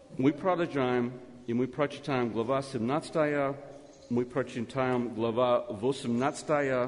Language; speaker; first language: Russian; non-native, learner; English